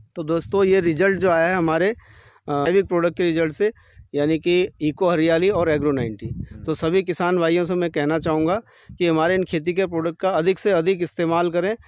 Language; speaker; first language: Hindi; native; Hindi